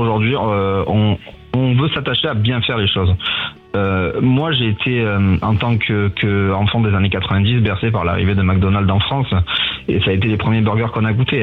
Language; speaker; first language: French; native; French